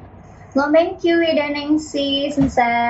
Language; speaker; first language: Cantonese; non-native, learner; Vietnamese